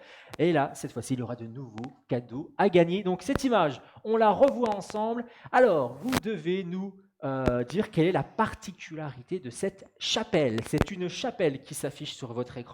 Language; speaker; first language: French; native; French